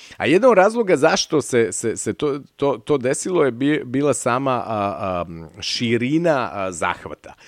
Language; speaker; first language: Serbian; native; Serbian